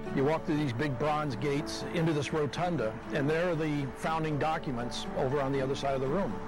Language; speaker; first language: English; native; English